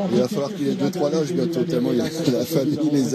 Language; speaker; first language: French; native; French